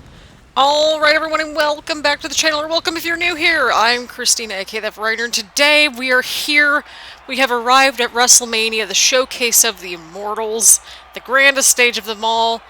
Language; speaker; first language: English; native; English